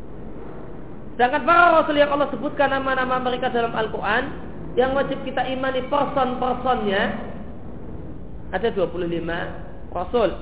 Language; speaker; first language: Indonesian; native; Indonesian